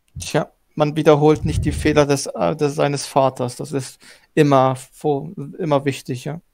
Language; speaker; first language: German; early bilingual, other home language; Polish